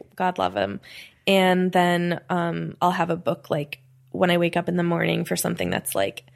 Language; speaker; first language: English; native; English